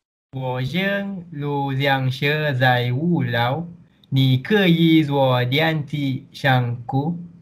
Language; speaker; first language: Chinese; non-native, learner; Malay